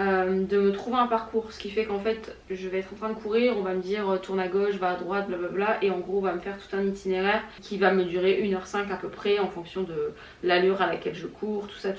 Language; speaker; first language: French; native; French